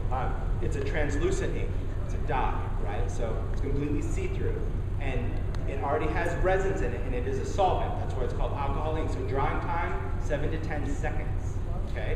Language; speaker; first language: English; native; English